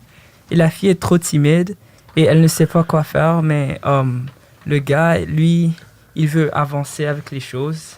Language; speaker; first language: French; early bilingual, other home language; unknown